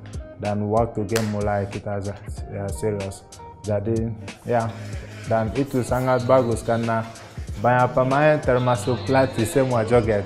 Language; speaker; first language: Indonesian; non-native, learner; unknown